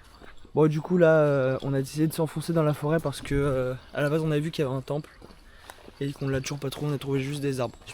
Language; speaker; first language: French; native; French